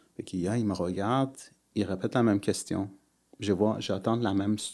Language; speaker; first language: French; early bilingual, other home language; Persian